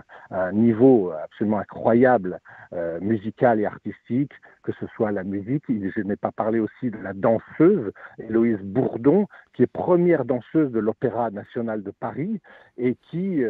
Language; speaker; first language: French; native; French